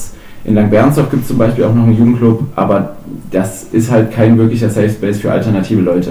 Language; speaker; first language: German; native; German